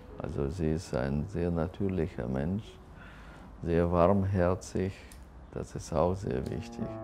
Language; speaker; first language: German; non-native, fluent; Russian